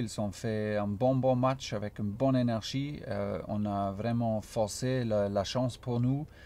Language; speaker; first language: French; non-native, fluent; German